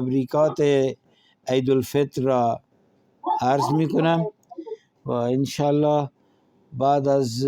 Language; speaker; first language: Persian; non-native, fluent; Urdu